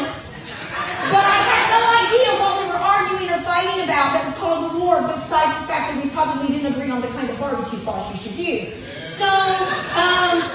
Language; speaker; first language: English; native; English